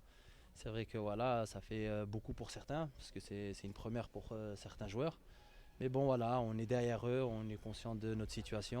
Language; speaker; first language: French; native; French